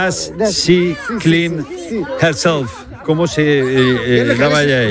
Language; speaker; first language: Spanish; native; Spanish